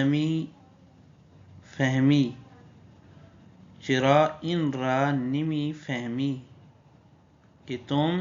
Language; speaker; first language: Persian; non-native, fluent; Urdu